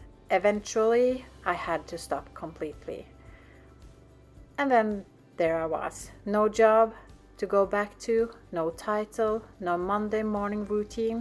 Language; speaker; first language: English; non-native, fluent; Norwegian